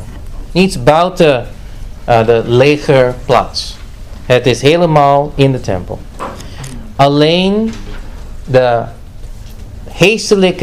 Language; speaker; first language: Dutch; non-native, fluent; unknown